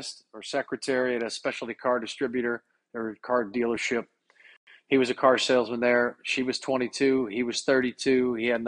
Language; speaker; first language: English; native; English